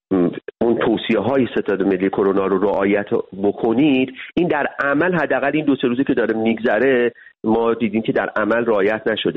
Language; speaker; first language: Persian; native; Persian